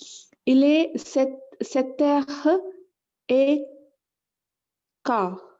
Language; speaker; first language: French; non-native, learner; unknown